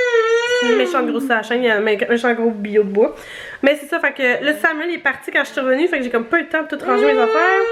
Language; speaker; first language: French; native; French